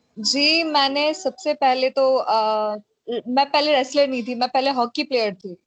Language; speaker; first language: Hindi; native; Hindi